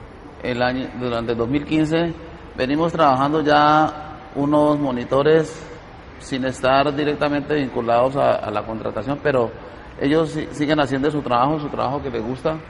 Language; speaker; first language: Spanish; native; Spanish